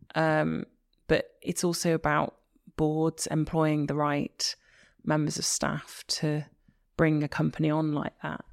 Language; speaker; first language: English; native; English